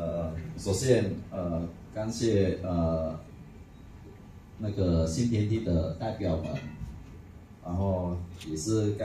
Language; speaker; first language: Chinese; non-native, fluent; Indonesian